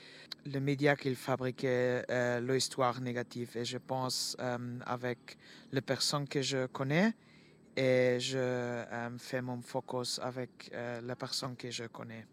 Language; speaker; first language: French; non-native, learner; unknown